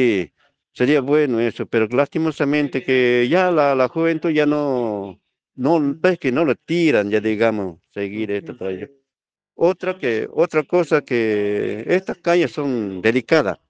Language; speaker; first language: Spanish; native; Spanish